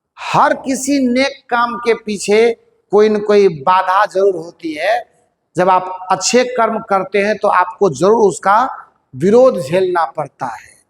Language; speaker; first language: Hindi; native; Hindi